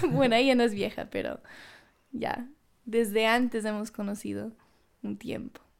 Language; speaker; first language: Spanish; non-native, fluent; English